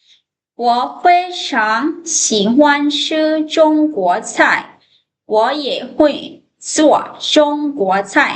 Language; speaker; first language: Chinese; non-native, fluent; Lao